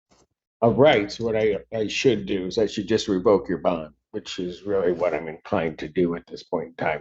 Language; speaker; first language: English; native; English